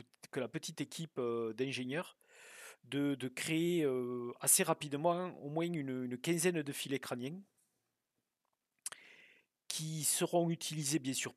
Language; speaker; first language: French; native; French